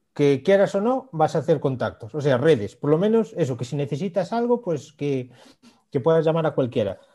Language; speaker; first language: Spanish; native; Spanish